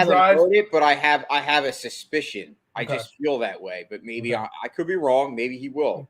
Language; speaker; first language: English; native; English